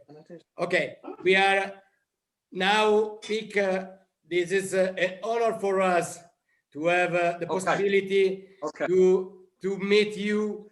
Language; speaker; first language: English; non-native, learner; Italian